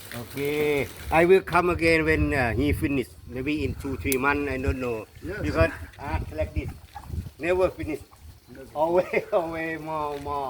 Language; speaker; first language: English; non-native, learner; Thai